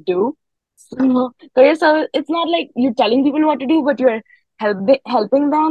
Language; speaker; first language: English; non-native, local second language; Hindi